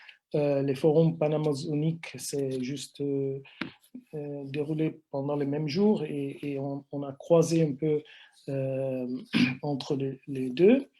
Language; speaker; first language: French; non-native, fluent; Italian